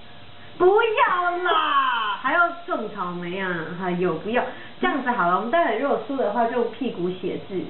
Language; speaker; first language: Chinese; native; Chinese